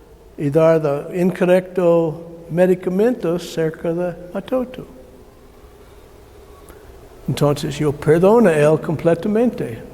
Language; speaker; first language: Spanish; non-native, learner; English